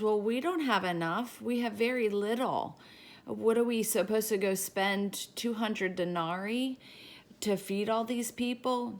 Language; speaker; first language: English; native; English